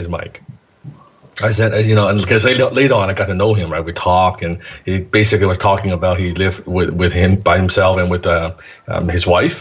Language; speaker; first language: English; non-native, local second language; Cantonese